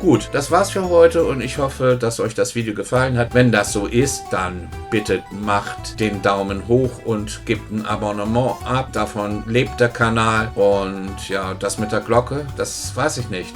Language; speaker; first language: German; native; German